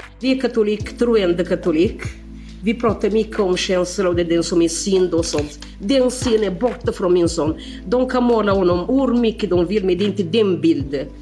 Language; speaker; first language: Swedish; non-native, learner; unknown